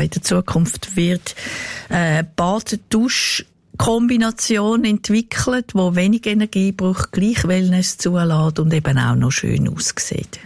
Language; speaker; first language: German; native; German